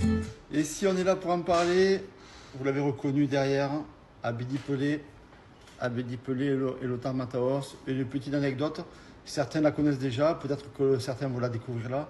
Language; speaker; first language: French; native; French